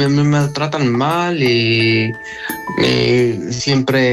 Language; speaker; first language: Spanish; non-native, learner; Arabic